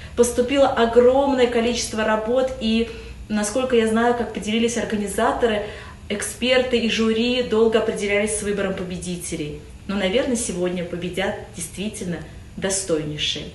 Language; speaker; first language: Russian; native; Russian